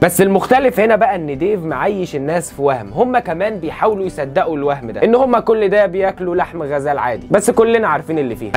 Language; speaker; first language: Arabic; native; Arabic